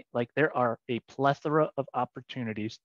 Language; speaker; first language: English; native; English